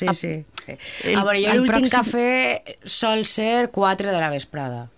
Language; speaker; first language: Catalan; native; Catalan